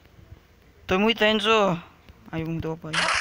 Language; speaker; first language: Spanish; native; Spanish